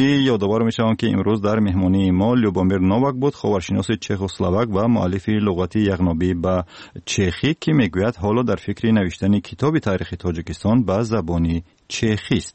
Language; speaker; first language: Tajik; native; Tajik